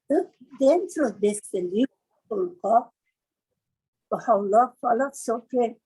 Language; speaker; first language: Portuguese; non-native, learner; Persian